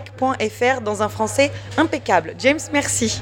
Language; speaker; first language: French; native; French